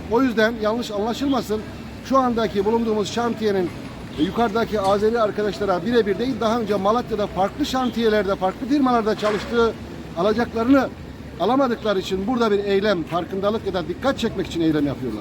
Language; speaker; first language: Turkish; native; Turkish